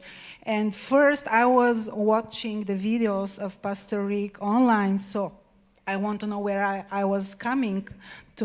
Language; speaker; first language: English; non-native, fluent; Bulgarian